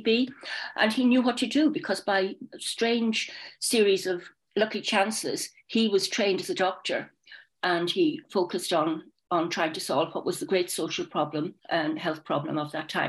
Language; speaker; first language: English; native; English